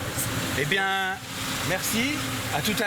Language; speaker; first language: French; native; French